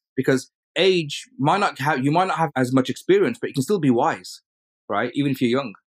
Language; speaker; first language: English; early bilingual, other home language; Urdu